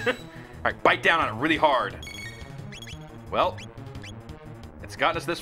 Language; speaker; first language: English; native; English